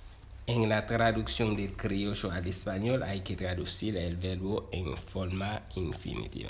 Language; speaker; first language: Spanish; non-native, fluent; Haitian Creole